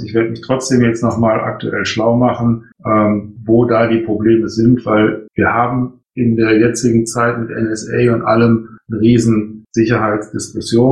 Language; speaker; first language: German; native; German